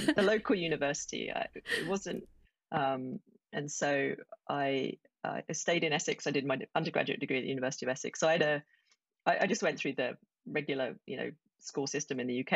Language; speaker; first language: English; native; English